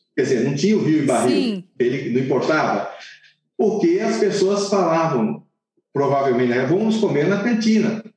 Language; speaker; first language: Portuguese; non-native, fluent; Italian